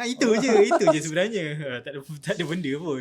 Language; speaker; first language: Malay; native; Malay